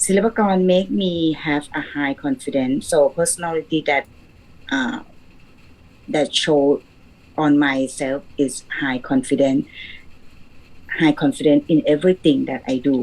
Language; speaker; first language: English; non-native, learner; Thai